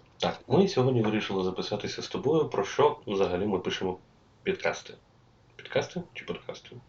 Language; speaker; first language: Ukrainian; native; Ukrainian